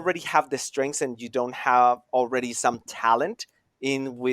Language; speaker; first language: English; non-native, fluent; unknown